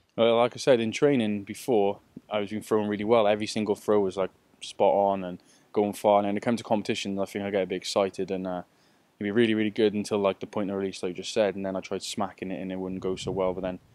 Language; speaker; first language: English; native; English